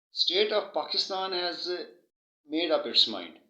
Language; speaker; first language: English; non-native, local second language; Urdu